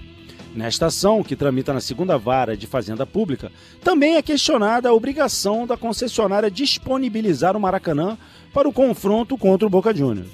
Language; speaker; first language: Portuguese; native; Portuguese